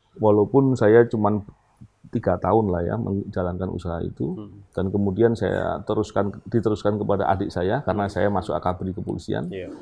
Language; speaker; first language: Indonesian; native; Indonesian